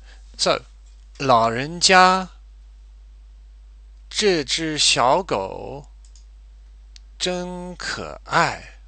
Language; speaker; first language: Chinese; non-native, fluent; English